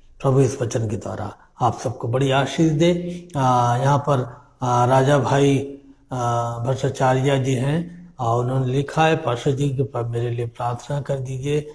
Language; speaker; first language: Hindi; native; Hindi